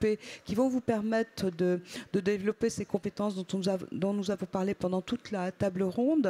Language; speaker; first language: French; native; French